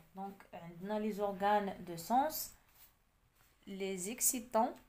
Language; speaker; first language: French; non-native, local second language; Arabic